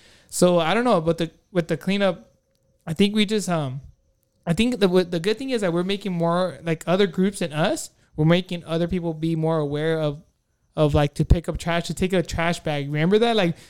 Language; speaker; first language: English; early bilingual, other home language; Spanish